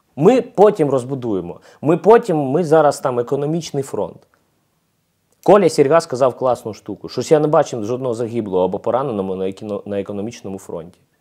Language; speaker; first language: Ukrainian; non-native, local second language; Russian